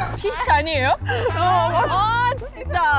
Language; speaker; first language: Korean; non-native, fluent; Estonian